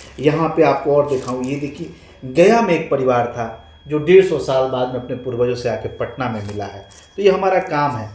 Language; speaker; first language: Hindi; native; Hindi